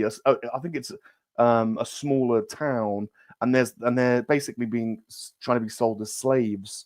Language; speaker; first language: English; native; English